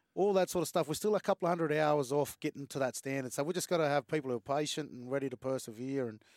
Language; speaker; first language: English; native; English